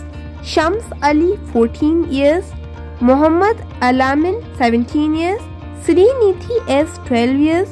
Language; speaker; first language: English; non-native, local second language; Hindi